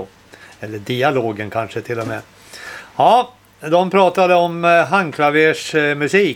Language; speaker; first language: Swedish; native; Swedish